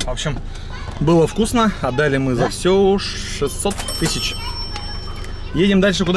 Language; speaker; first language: Russian; native; Russian